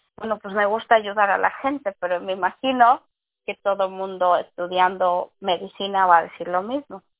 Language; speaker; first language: Spanish; early bilingual, heritage; Spanish